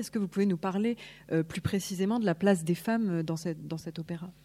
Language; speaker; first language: French; native; French